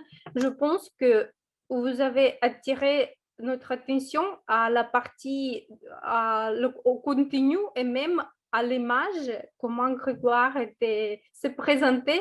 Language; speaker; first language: French; non-native, fluent; Russian